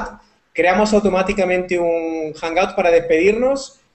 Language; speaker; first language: Spanish; native; Spanish